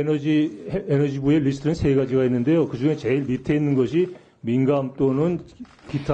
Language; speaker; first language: Korean; native; Korean